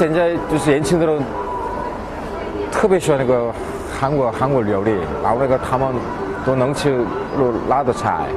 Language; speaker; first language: Chinese; non-native, learner; Korean